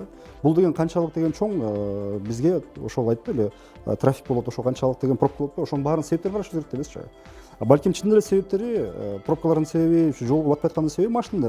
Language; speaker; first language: Kyrgyz; native; Kyrgyz